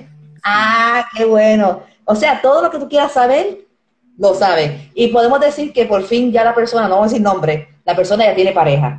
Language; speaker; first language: Spanish; native; Spanish